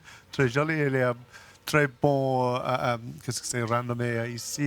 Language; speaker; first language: French; non-native, learner; English